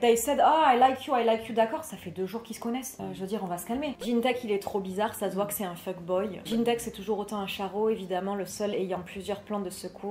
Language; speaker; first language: French; native; French